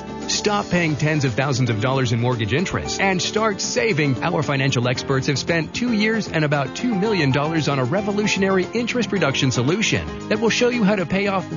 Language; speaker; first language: English; native; English